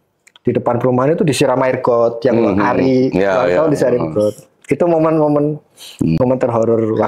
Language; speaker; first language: Indonesian; native; Indonesian